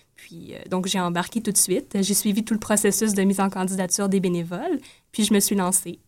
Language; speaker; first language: French; native; French